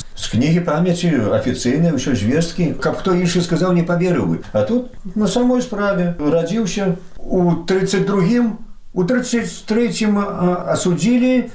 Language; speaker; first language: Belarusian; native; Belarusian